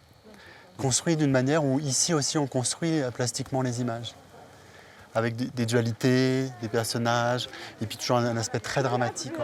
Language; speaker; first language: French; native; French